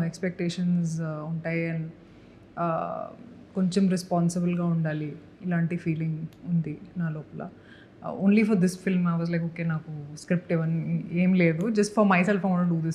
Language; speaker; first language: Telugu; non-native, fluent; Hindi